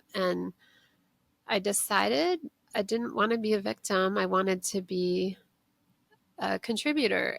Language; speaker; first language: English; native; English